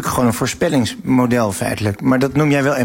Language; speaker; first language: Dutch; native; Dutch